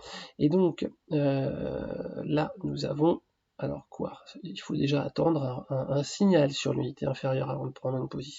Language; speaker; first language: French; native; French